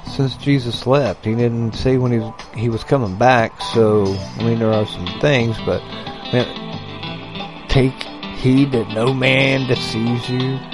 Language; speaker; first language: English; native; English